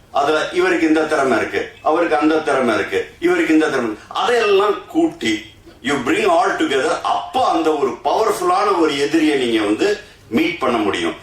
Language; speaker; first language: Tamil; early bilingual, heritage; Tamil